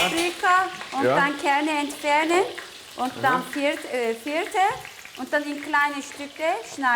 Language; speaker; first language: German; non-native, learner; Turkish